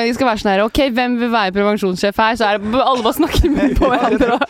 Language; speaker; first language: Norwegian; native; Norwegian